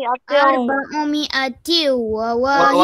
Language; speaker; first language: Arabic; non-native, learner; Malay